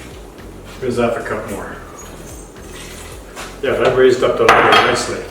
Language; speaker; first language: English; native; English